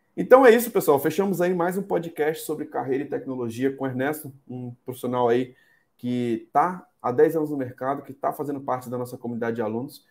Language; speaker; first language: Portuguese; native; Portuguese